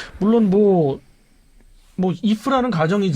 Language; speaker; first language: Korean; native; Korean